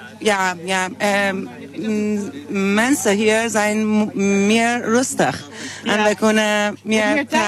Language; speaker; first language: Dutch; non-native, learner; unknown